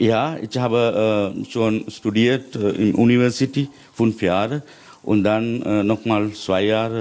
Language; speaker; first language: German; non-native, learner; Sinhala